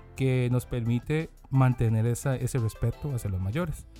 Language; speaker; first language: Spanish; non-native, fluent; Korean